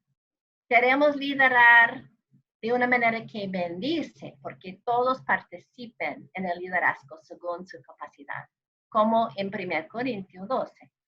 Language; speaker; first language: Spanish; non-native, fluent; English